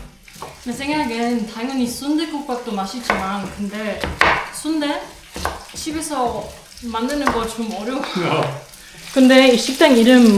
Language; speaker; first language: Korean; non-native, learner; German